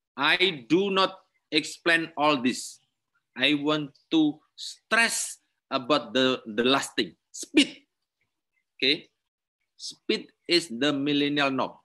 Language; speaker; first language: English; non-native, learner; Indonesian